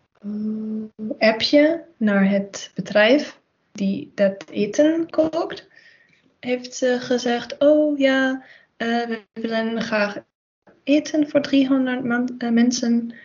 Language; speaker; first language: Dutch; non-native, learner; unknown